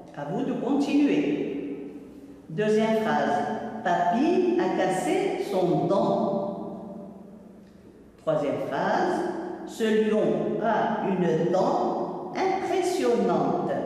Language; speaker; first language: French; non-native, local second language; Arabic